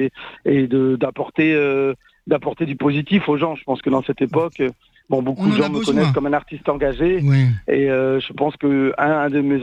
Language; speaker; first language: French; native; French